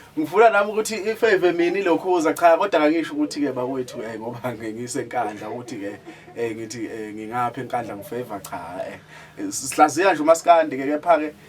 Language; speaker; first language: Zulu; native; Zulu